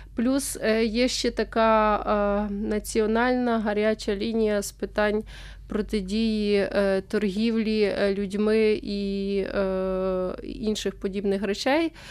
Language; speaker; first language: Ukrainian; native; Ukrainian